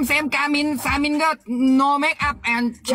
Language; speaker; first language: English; non-native, learner; Thai